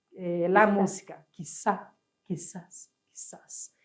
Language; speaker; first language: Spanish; non-native, fluent; Portuguese